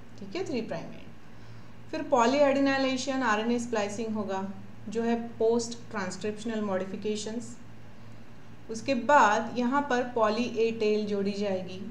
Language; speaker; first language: Hindi; non-native, local second language; Marathi